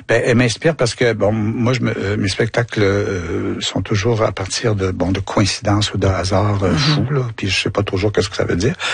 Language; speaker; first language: French; native; French